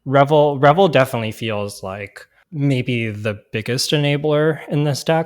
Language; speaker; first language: English; native; English